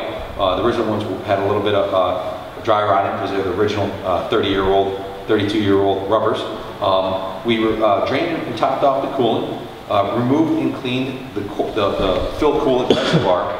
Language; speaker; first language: English; native; English